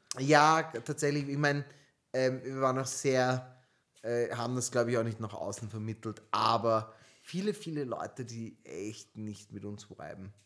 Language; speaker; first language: German; early bilingual, other home language; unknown